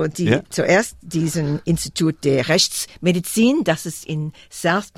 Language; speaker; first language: German; non-native, fluent; English